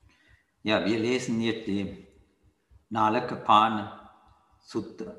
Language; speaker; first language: German; non-native, fluent; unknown